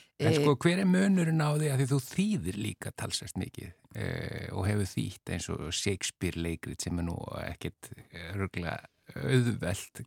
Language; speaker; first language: Icelandic; native; Icelandic